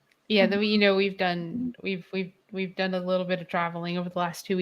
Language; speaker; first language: English; native; English